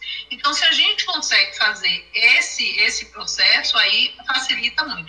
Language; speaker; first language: Portuguese; native; Portuguese